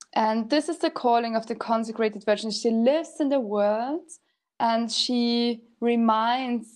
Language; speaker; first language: English; non-native, fluent; German